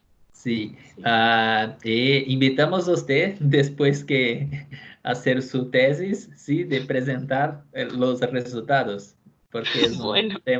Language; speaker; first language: Spanish; non-native, fluent; Portuguese